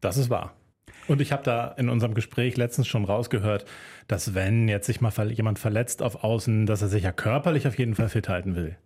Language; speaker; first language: German; native; German